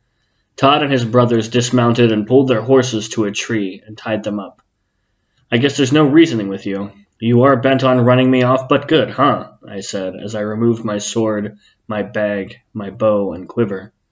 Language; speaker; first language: English; native; English